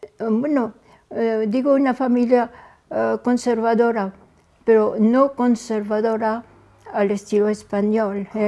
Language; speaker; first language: Spanish; non-native, fluent; French